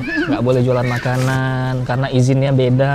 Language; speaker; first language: Indonesian; native; Indonesian